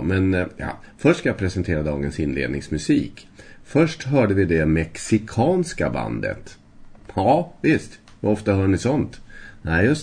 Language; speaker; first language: Swedish; native; Swedish